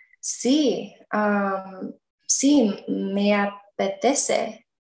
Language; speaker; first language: Spanish; non-native, learner; English